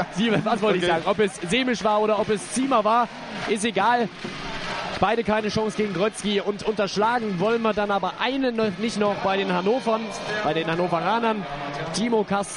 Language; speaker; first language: German; native; German